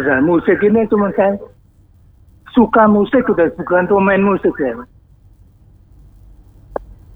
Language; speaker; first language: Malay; non-native, local second language; Javanese